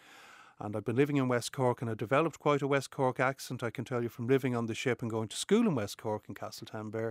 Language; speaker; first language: English; native; English